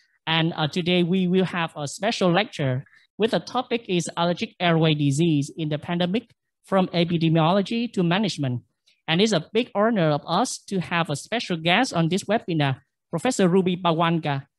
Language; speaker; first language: English; non-native, fluent; Vietnamese